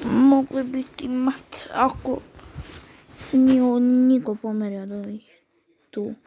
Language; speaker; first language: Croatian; early bilingual, heritage; Croatian